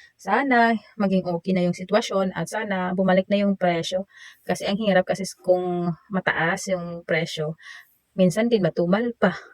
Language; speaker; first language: Filipino; non-native, local second language; Waray